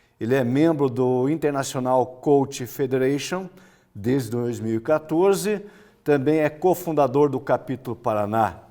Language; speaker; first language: Portuguese; native; Portuguese